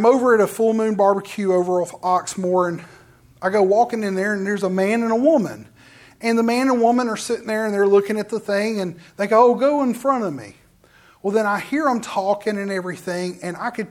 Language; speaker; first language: English; native; English